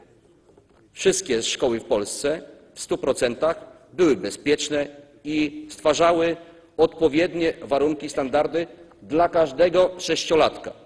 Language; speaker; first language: Polish; native; Polish